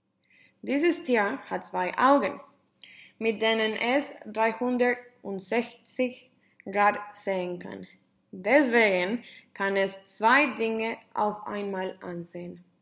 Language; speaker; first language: German; non-native, learner; Spanish